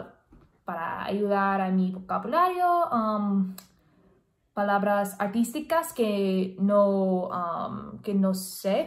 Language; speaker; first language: Spanish; non-native, learner; English